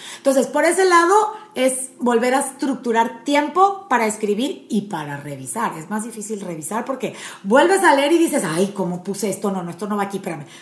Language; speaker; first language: Spanish; native; Spanish